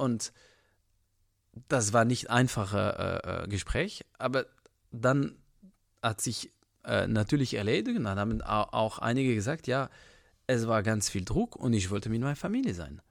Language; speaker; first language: German; non-native, fluent; French